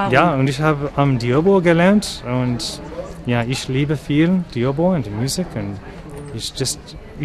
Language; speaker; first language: German; non-native, learner; English